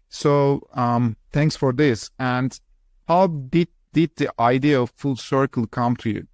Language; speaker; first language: English; non-native, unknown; Turkish